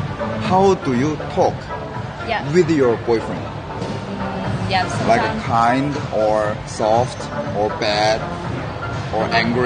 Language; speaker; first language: English; non-native, learner; Korean